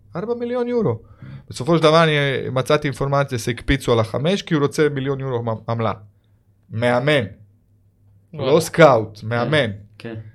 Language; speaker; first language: Hebrew; non-native, fluent; Croatian